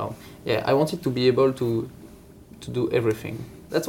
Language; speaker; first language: English; non-native, fluent; French